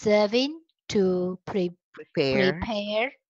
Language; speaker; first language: English; non-native, learner; Chinese